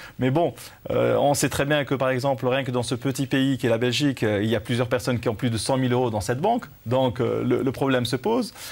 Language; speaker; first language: French; native; French